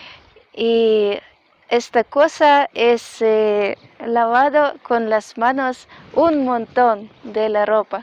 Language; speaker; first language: Spanish; non-native, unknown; Russian